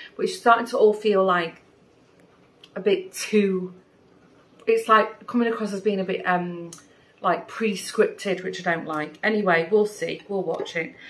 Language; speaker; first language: English; native; English